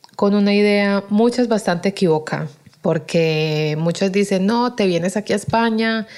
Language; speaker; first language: Spanish; native; Spanish